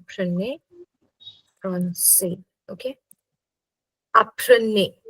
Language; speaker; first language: French; non-native, fluent; English